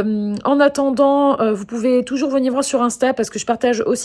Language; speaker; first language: French; native; French